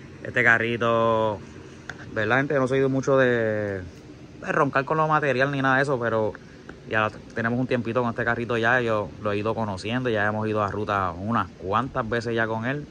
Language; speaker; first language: Spanish; native; Spanish